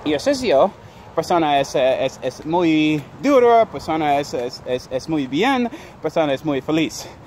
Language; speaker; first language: Spanish; non-native, learner; English